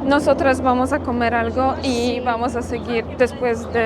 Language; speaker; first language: Spanish; non-native, fluent; Polish